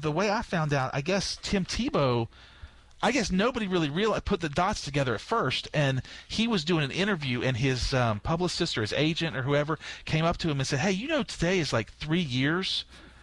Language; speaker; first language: English; native; English